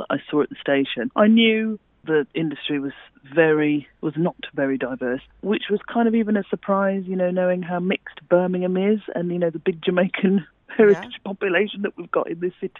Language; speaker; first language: English; native; English